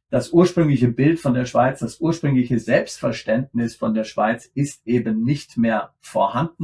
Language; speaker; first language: German; native; German